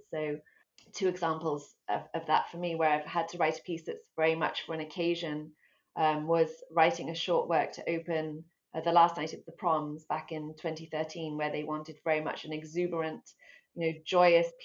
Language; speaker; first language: English; native; English